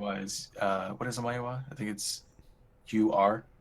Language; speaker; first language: English; native; English